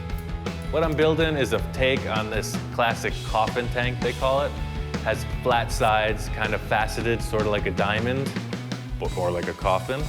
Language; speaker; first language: English; native; English